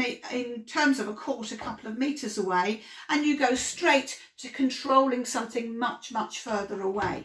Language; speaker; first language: English; native; English